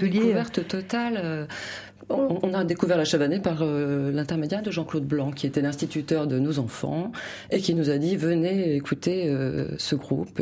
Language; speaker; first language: French; native; French